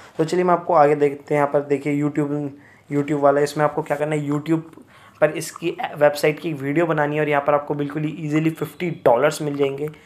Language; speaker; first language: Hindi; native; Hindi